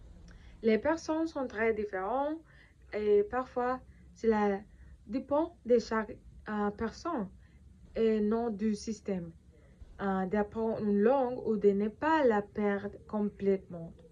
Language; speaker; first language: French; non-native, fluent; Spanish